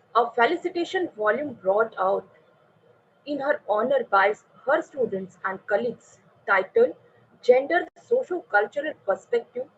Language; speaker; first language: English; non-native, local second language; Marathi